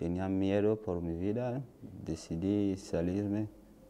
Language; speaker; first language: Spanish; non-native, learner; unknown